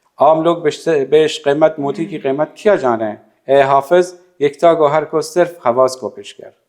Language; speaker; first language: Urdu; non-native, fluent; Persian